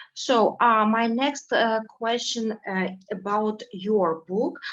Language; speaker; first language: English; non-native, fluent; Ukrainian